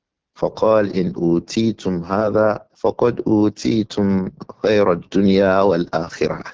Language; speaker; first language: Arabic; non-native, fluent; Yoruba